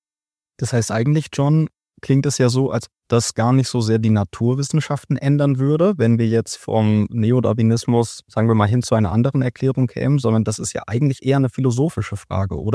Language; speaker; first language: German; native; German